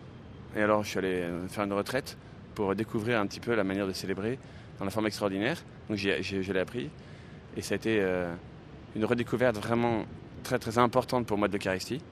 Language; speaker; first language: French; native; French